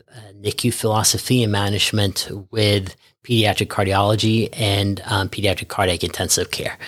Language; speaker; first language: English; early bilingual, other home language; Norwegian